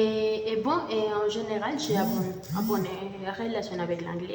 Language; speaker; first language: French; non-native, learner; Spanish